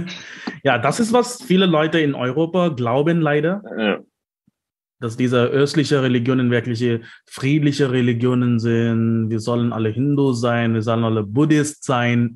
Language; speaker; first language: German; non-native, fluent; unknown